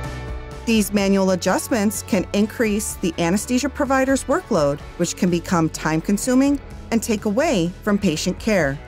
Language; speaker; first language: English; native; English